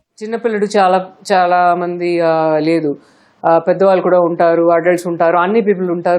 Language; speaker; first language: Telugu; non-native, local second language; Tamil